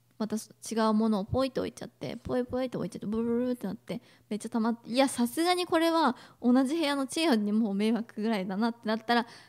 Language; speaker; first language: Japanese; native; Japanese